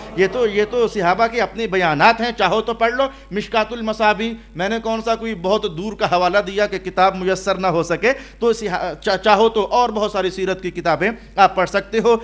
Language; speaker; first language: Urdu; non-native, local second language; Punjabi